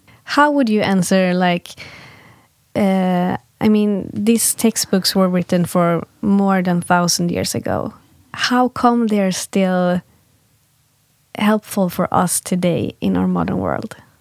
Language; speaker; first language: English; non-native, fluent; Swedish